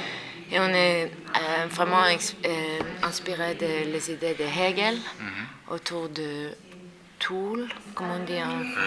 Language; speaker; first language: French; non-native, learner; Norwegian